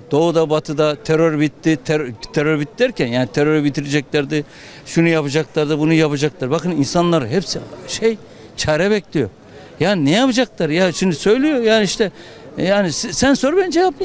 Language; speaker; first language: Turkish; native; Turkish